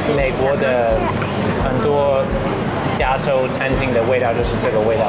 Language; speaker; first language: Chinese; non-native, fluent; English